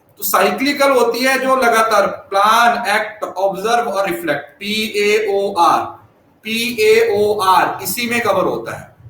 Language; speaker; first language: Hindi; non-native, local second language; Punjabi